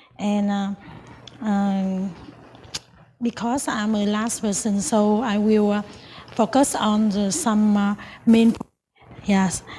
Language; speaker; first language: English; non-native, learner; Vietnamese